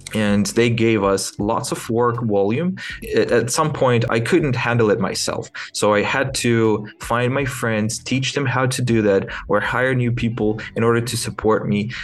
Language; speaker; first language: English; non-native, fluent; Ukrainian